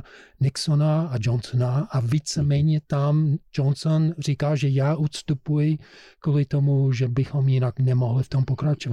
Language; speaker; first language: Czech; non-native, fluent; English